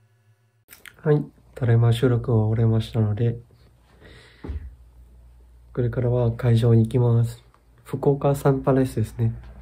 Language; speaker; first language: Japanese; non-native, fluent; Vietnamese